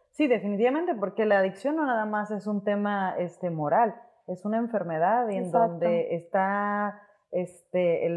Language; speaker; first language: Spanish; native; Spanish